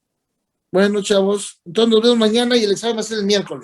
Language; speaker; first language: Spanish; native; Spanish